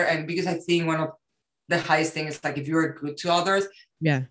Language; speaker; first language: English; non-native, fluent; Spanish